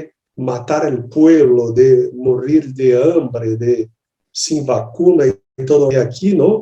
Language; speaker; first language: Spanish; non-native, learner; Portuguese